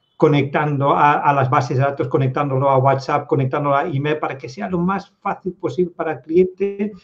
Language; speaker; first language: Spanish; non-native, fluent; Dutch